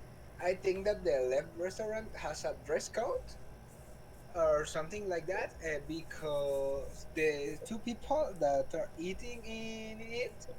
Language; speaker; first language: English; non-native, learner; Spanish